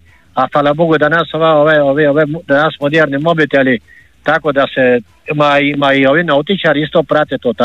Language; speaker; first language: Serbian; native; Serbian